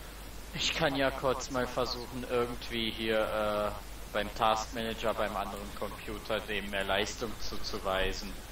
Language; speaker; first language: German; native; German